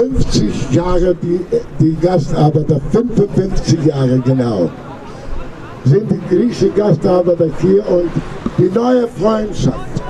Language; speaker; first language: German; non-native, fluent; Greek